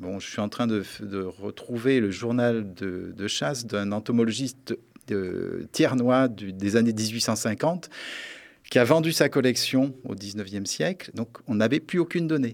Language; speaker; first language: French; native; French